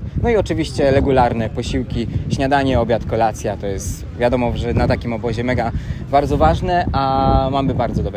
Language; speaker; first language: Polish; native; Polish